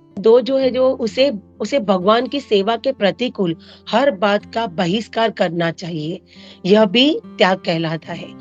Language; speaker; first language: Hindi; non-native, local second language; Marathi